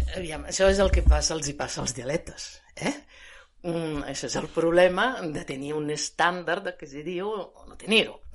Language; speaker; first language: Catalan; non-native, fluent; Italian